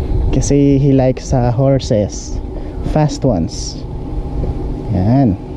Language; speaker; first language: English; non-native, local second language; Filipino